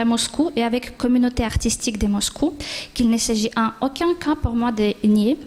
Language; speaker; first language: French; non-native, fluent; Ukrainian